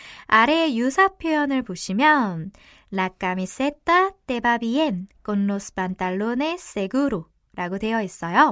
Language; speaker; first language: Spanish; non-native, fluent; Korean